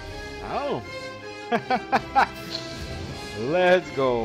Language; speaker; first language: English; non-native, learner; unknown